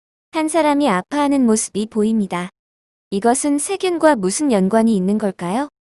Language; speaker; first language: Korean; native; Korean